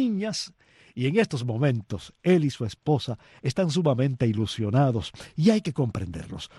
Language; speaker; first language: Spanish; native; Spanish